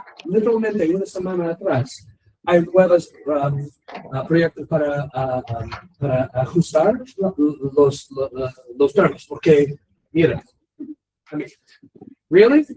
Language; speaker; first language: Spanish; non-native, learner; English